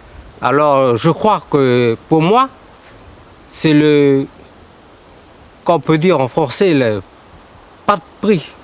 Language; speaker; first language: French; non-native, local second language; Vietnamese